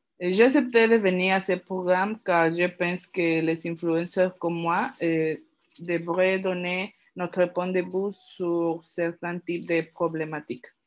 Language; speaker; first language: French; non-native, learner; Spanish